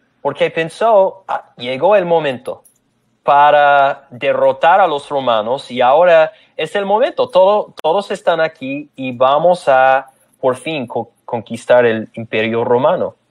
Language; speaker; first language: Spanish; non-native, fluent; English